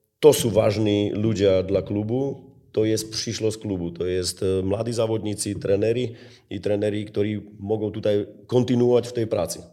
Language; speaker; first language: Polish; non-native, learner; Slovak